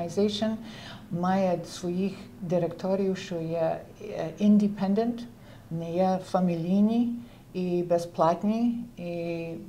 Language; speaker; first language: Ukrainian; early bilingual, heritage; Ukrainian